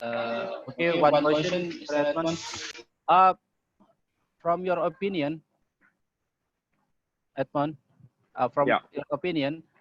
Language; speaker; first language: English; non-native, learner; Indonesian